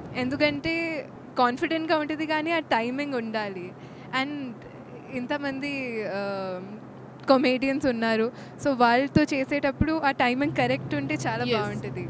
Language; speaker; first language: Telugu; non-native, fluent; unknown